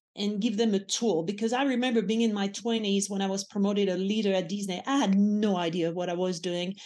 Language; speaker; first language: English; non-native, fluent; French